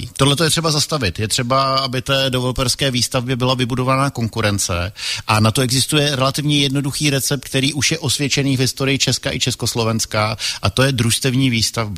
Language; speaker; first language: Czech; native; Czech